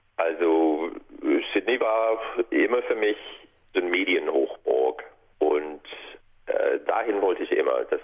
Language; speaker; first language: German; non-native, fluent; English